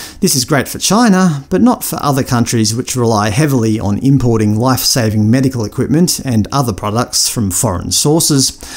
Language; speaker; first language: English; native; English